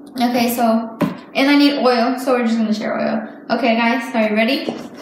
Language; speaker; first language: English; early bilingual, other home language; Spanish